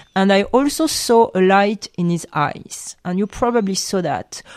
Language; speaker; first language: English; non-native, fluent; French